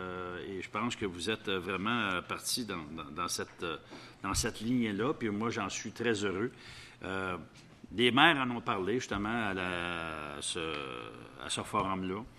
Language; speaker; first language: French; native; French